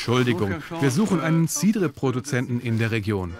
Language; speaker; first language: German; native; German